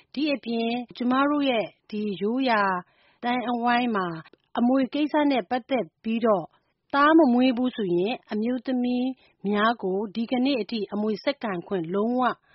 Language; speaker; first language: Burmese; non-native, local second language; Hakha Chin